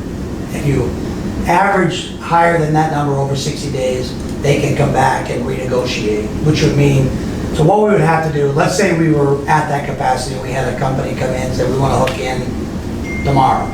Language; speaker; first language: English; native; English